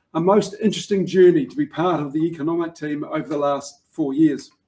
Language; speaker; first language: English; native; English